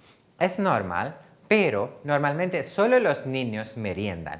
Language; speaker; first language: Spanish; non-native, fluent; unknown